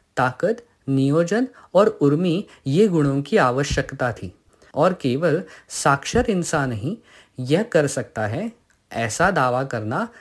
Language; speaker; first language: Hindi; non-native, local second language; Marathi